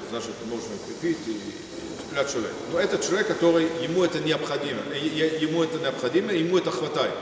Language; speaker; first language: Russian; non-native, fluent; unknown